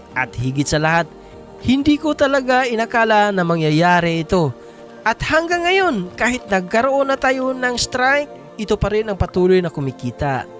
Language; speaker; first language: Filipino; non-native, local second language; Cebuano